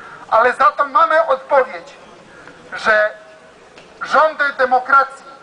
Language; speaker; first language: Polish; non-native, fluent; Serbian